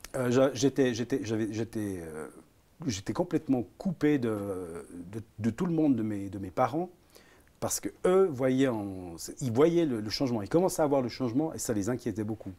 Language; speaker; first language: French; early bilingual, other home language; Italian